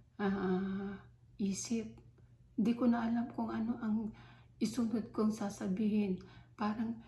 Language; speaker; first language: Filipino; non-native, local second language; Iloko